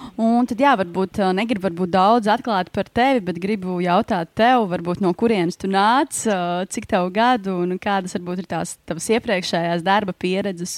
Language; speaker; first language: Latvian; native; Latvian